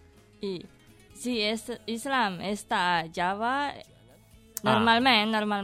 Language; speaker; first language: Catalan; non-native, learner; Indonesian